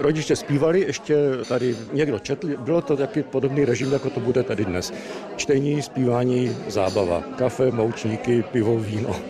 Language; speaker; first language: Czech; early bilingual, other home language; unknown